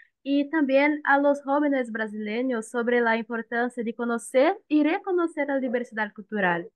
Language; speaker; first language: Spanish; non-native, learner; Portuguese